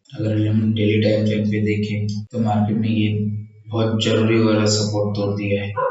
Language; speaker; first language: Hindi; non-native, local second language; Marathi